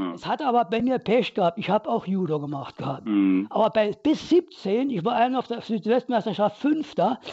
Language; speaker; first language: German; native; German